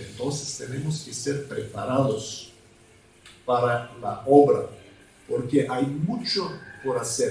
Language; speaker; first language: Spanish; non-native, fluent; Bulgarian